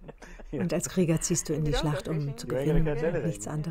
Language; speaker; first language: German; native; German